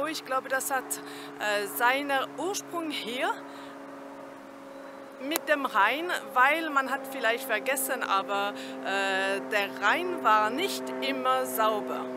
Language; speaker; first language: German; non-native, fluent; French